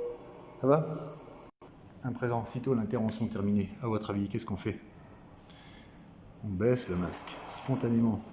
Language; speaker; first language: French; native; French